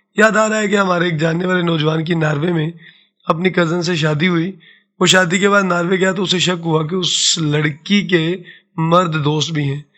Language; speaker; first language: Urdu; non-native, local second language; Saraiki